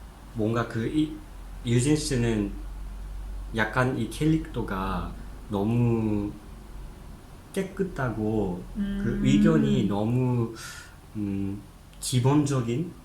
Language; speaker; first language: Korean; non-native, fluent; Japanese